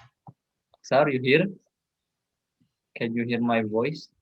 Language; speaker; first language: English; non-native, learner; Indonesian